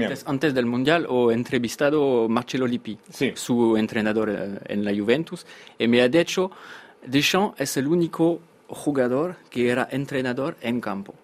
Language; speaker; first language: Spanish; non-native, fluent; French